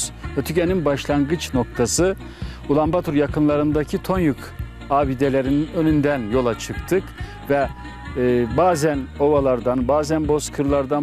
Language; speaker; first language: Turkish; native; Turkish